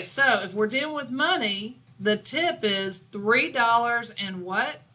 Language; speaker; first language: English; native; English